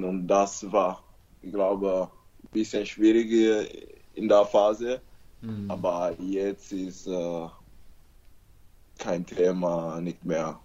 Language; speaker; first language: German; non-native, learner; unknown